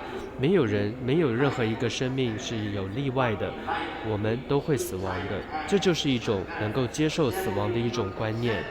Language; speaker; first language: Chinese; native; Chinese